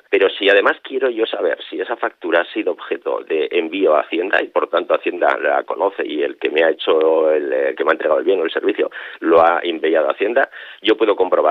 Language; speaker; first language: Spanish; native; Spanish